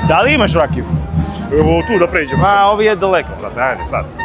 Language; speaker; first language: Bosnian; non-native, learner; English